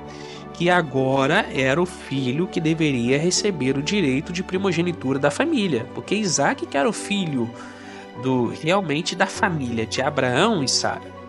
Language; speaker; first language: Portuguese; native; Portuguese